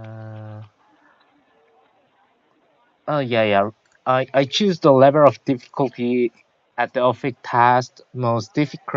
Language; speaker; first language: English; non-native, learner; Korean